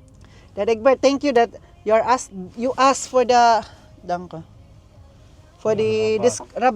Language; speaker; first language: English; non-native, local second language; Filipino